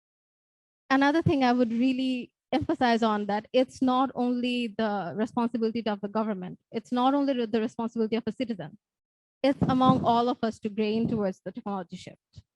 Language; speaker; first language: English; non-native, local second language; Bangla